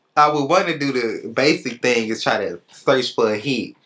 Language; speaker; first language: English; native; English